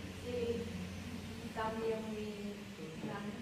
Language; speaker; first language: Spanish; non-native, learner; Vietnamese